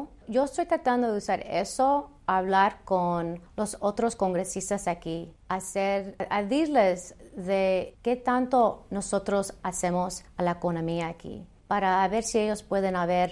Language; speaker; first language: Spanish; early bilingual, heritage; Spanish